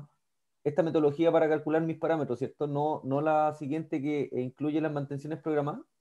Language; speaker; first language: Spanish; native; Spanish